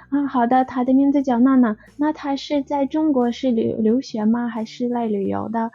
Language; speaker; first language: Chinese; non-native, fluent; Russian